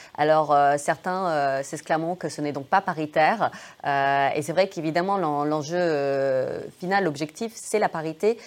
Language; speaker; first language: French; early bilingual, other home language; English